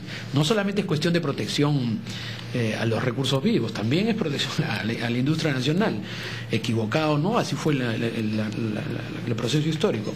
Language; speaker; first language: Spanish; native; Spanish